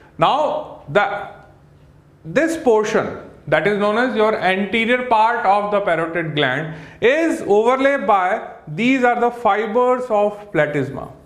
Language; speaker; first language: English; non-native, local second language; Hindi